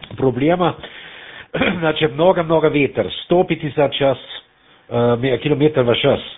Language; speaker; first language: Russian; non-native, learner; German